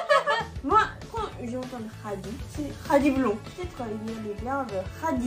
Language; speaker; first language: French; non-native, learner; Japanese